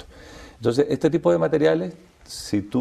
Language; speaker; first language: Spanish; native; Spanish